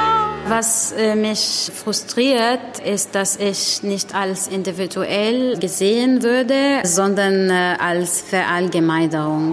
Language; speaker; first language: German; non-native, learner; Arabic